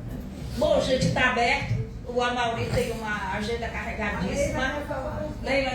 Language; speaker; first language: Portuguese; native; Portuguese